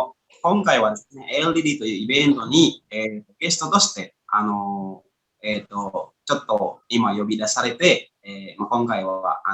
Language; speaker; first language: Japanese; non-native, fluent; Indonesian